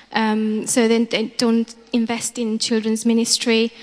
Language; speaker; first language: English; non-native, fluent; Romanian